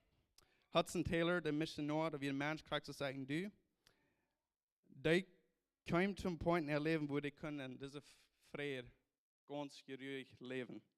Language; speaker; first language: German; non-native, learner; Plautdietsch